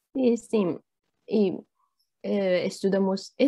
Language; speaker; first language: Portuguese; non-native, learner; Japanese